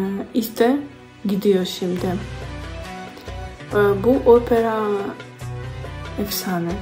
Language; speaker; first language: Turkish; non-native, learner; Ukrainian